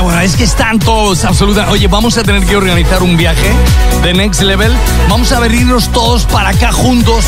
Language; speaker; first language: Spanish; native; Spanish